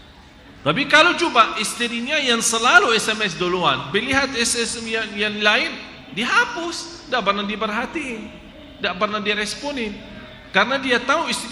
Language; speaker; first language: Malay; non-native, fluent; Arabic